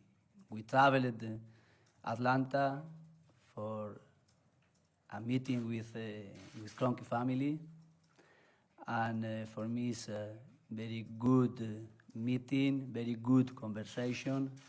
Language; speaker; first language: English; non-native, learner; Spanish